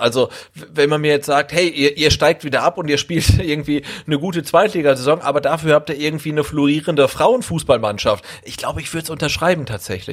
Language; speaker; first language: German; native; German